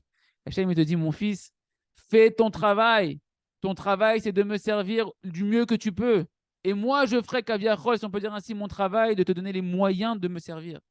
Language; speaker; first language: French; native; French